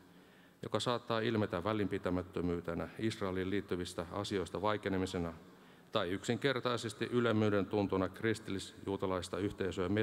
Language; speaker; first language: Finnish; native; Finnish